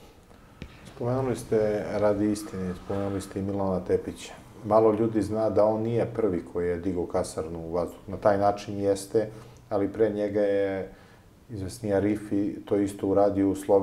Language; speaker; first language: Serbian; native; Serbian